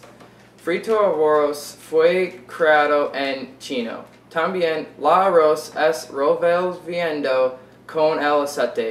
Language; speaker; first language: Spanish; non-native, learner; English